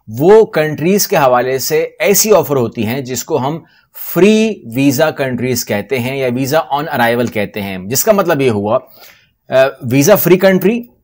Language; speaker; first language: Urdu; non-native, local second language; Punjabi